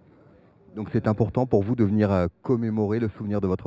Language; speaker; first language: French; native; French